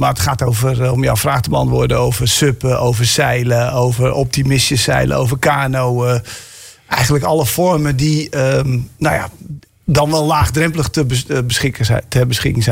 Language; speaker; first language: Dutch; native; Dutch